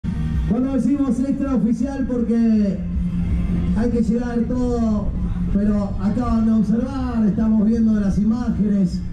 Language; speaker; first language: Spanish; native; Spanish